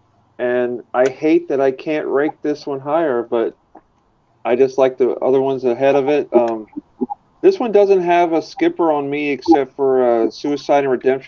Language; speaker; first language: English; native; English